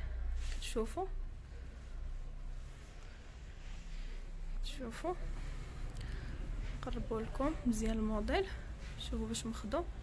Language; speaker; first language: Arabic; native; Arabic